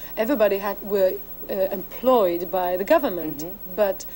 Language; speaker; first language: English; non-native, fluent; Polish